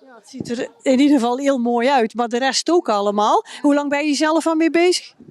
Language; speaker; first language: Dutch; native; Dutch